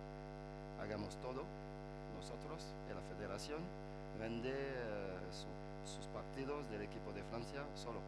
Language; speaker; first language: Spanish; non-native, fluent; French